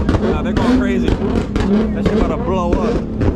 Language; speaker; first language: English; native; English